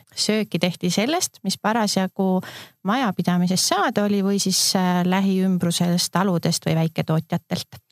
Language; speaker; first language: Estonian; native; Estonian